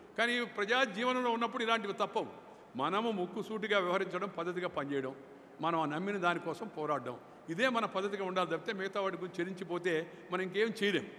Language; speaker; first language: Telugu; native; Telugu